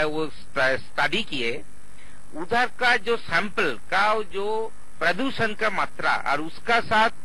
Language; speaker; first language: Hindi; non-native, local second language; Bangla